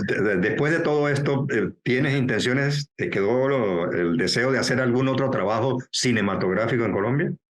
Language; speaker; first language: Spanish; native; Spanish